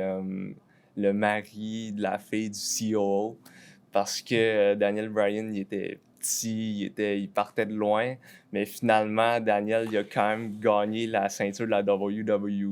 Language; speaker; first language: French; native; French